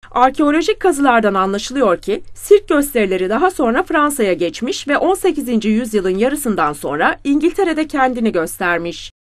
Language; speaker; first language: Turkish; native; Turkish